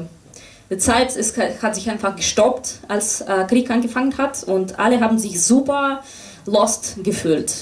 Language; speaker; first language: German; non-native, fluent; Russian